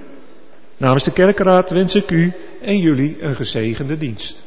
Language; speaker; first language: Dutch; native; Dutch